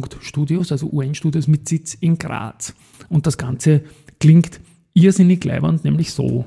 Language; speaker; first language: German; native; German